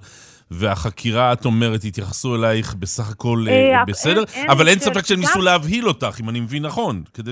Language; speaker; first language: Hebrew; native; Hebrew